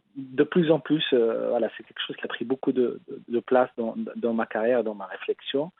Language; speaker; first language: French; non-native, local second language; Arabic